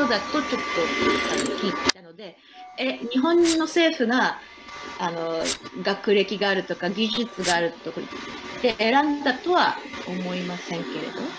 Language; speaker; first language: Japanese; native; Japanese